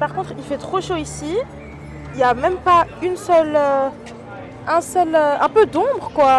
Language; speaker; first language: French; native; French